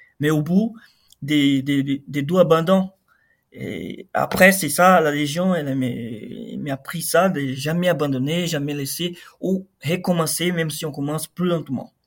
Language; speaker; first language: French; non-native, fluent; Portuguese